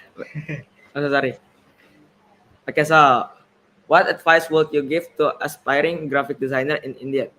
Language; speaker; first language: English; non-native, learner; Indonesian